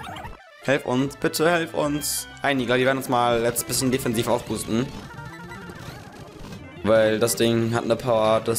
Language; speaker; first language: German; native; German